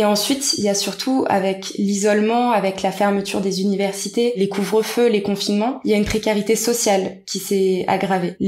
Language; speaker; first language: French; native; French